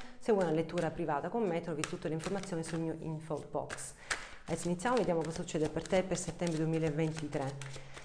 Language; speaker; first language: Italian; early bilingual, heritage; Italian